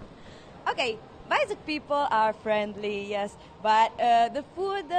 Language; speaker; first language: English; non-native, fluent; Italian